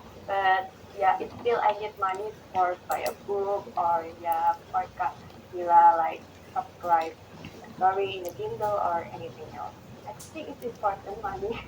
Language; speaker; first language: English; non-native, learner; Indonesian